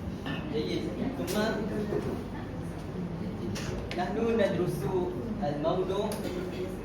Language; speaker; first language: Arabic; non-native, learner; Malay